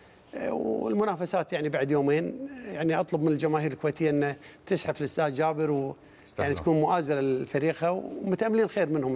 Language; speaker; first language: Arabic; native; Arabic